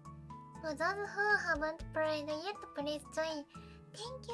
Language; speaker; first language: English; non-native, learner; Japanese